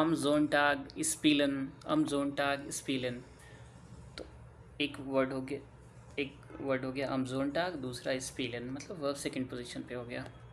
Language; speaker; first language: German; non-native, learner; Hindi